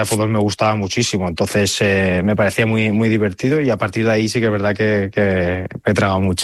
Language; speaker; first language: Spanish; native; Spanish